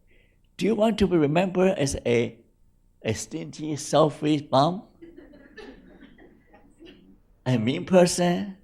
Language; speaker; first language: English; non-native, fluent; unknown